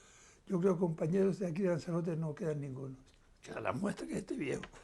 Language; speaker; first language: Spanish; native; Spanish